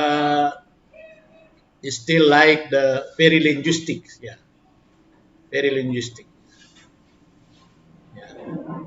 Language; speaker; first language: English; non-native, fluent; Indonesian